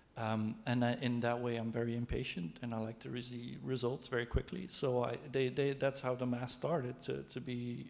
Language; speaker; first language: English; non-native, fluent; Dutch